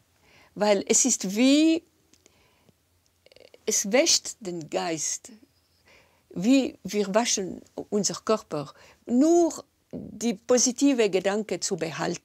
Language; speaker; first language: German; non-native, local second language; French